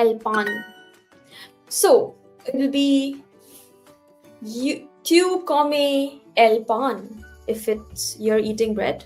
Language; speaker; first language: Spanish; non-native, learner; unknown